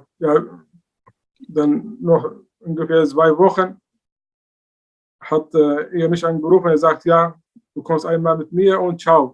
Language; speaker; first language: German; non-native, learner; Arabic